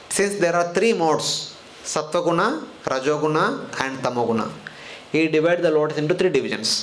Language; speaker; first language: English; non-native, local second language; Telugu